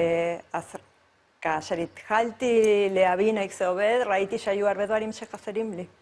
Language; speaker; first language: Hebrew; non-native, fluent; Spanish